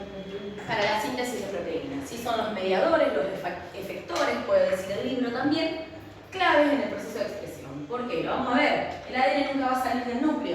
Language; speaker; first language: Spanish; native; Spanish